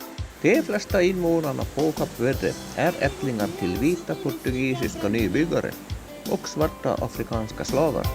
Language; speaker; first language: Swedish; native; Swedish